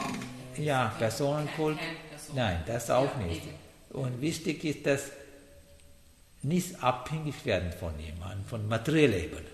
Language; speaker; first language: German; non-native, learner; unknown